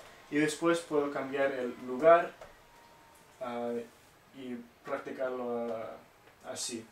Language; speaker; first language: Spanish; non-native, fluent; English